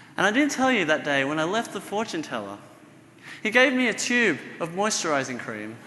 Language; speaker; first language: English; native; English